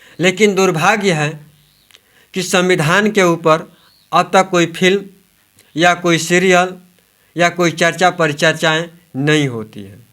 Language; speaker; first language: Hindi; native; Hindi